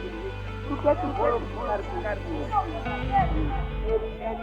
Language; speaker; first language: Portuguese; non-native, local second language; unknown